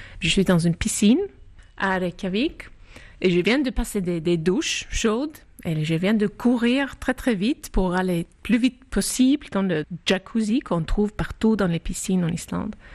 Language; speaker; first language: French; non-native, fluent; Icelandic